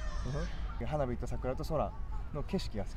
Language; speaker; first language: Japanese; native; Japanese